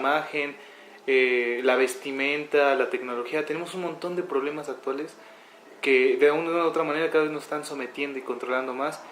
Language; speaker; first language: Spanish; native; Spanish